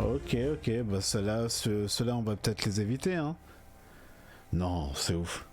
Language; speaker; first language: French; native; French